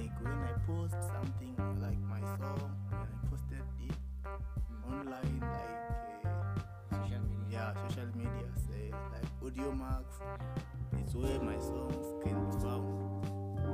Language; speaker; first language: English; non-native, local second language; Venda